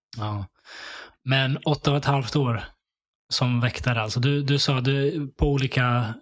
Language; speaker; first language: Swedish; early bilingual, other home language; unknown